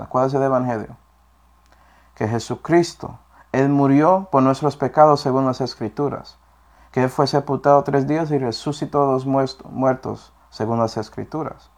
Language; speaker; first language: Spanish; non-native, fluent; English